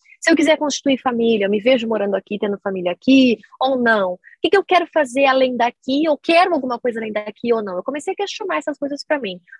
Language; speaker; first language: Portuguese; native; Portuguese